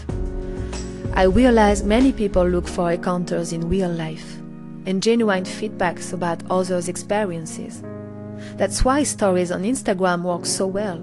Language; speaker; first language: English; non-native, fluent; French